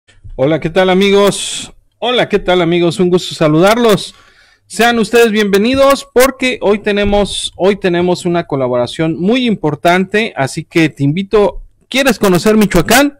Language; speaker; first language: Spanish; native; Spanish